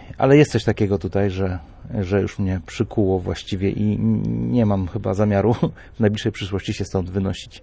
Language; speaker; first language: Polish; native; Polish